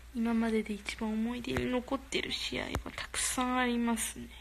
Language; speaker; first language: Japanese; early bilingual, other home language; Korean